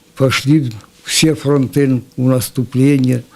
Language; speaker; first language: Russian; non-native, local second language; Ukrainian